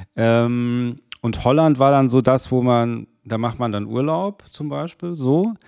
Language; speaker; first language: German; native; German